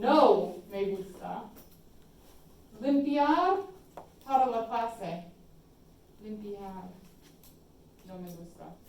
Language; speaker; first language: Spanish; non-native, fluent; English